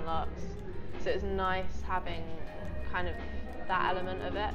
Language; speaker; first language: English; native; English